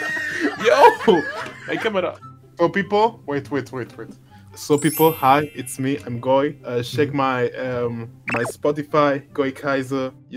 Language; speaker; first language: English; non-native, learner; German